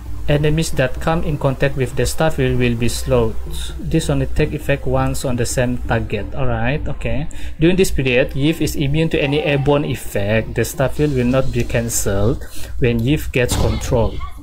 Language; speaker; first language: English; non-native, local second language; Malay